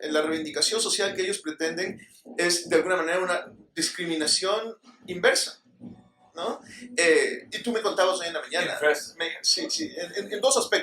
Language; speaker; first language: Spanish; native; Spanish